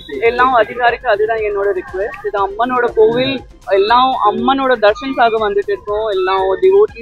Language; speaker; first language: Tamil; non-native, fluent; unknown